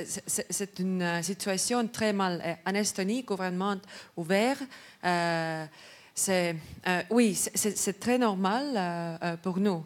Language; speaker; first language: French; non-native, learner; Estonian